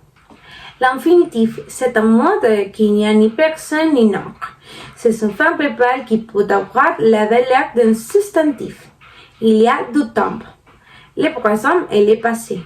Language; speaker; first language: French; non-native, learner; Spanish